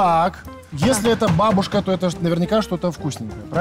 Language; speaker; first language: Russian; native; Russian